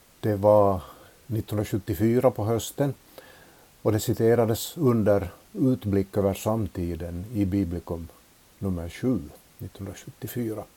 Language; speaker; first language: Swedish; native; Swedish